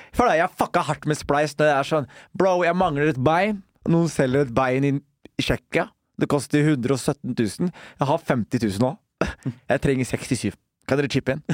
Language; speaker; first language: Norwegian; early bilingual, other home language; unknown